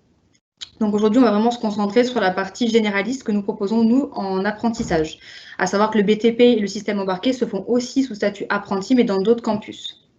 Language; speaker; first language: French; native; French